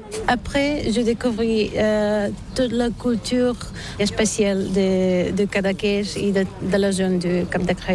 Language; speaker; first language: French; non-native, learner; Bulgarian